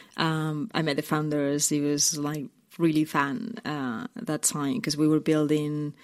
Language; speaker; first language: English; non-native, fluent; Spanish